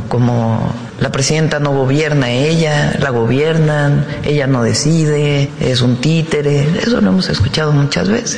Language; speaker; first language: Spanish; native; Spanish